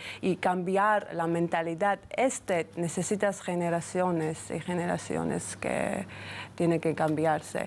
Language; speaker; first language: Spanish; non-native, fluent; Georgian